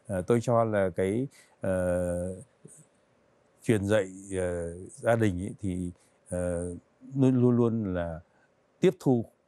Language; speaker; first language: Vietnamese; native; Vietnamese